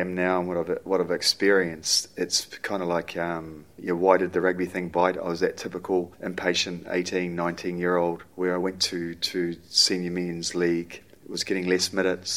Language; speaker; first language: English; native; English